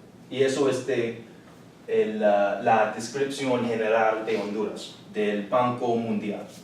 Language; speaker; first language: Spanish; non-native, learner; English